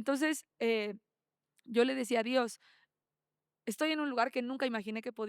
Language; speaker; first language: Spanish; native; Spanish